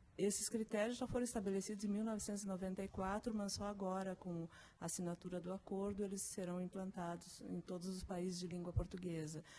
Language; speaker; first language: Portuguese; native; Portuguese